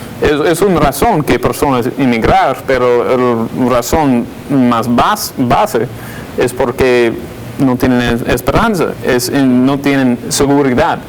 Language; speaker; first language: Spanish; non-native, fluent; English